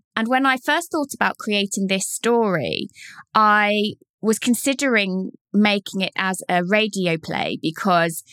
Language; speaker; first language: English; native; English